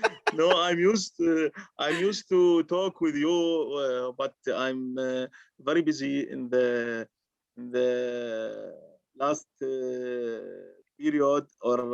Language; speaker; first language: English; non-native, learner; Arabic